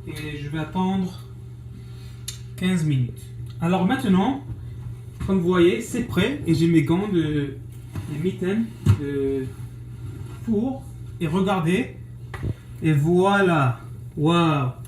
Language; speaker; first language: French; non-native, local second language; English